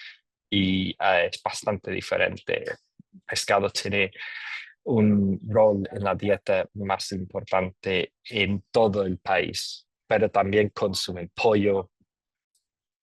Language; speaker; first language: Spanish; non-native, fluent; English